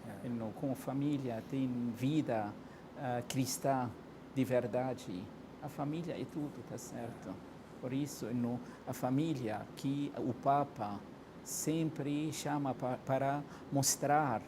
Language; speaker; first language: Portuguese; non-native, fluent; Arabic